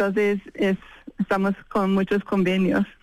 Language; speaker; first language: Spanish; non-native, fluent; English